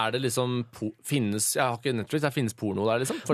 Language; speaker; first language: Norwegian; native; Norwegian